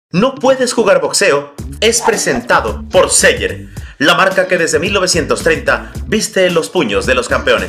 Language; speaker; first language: Spanish; native; Spanish